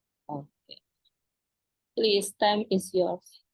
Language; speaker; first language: English; non-native, fluent; Indonesian